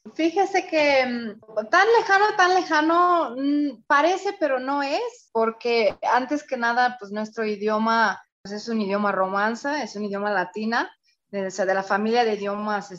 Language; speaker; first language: Spanish; non-native, fluent; Romanian